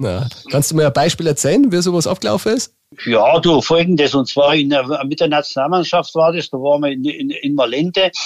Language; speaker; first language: German; native; German